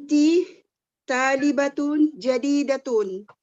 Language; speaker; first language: Arabic; non-native, learner; Filipino